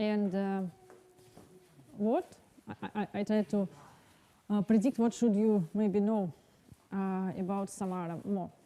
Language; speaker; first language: English; non-native, learner; Russian